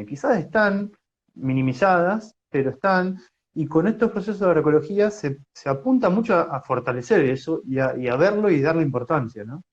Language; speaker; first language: Spanish; native; Spanish